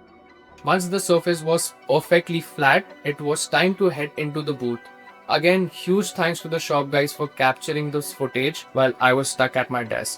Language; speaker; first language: English; non-native, local second language; Hindi